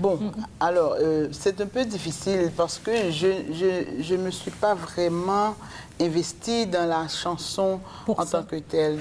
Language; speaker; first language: French; native; French